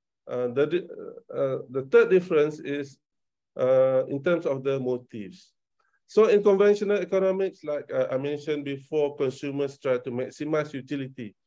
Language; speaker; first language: English; non-native, local second language; Malay